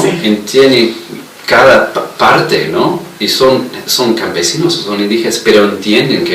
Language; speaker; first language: Spanish; non-native, fluent; English